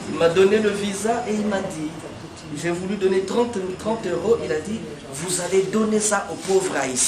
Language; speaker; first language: French; non-native, local second language; Kongo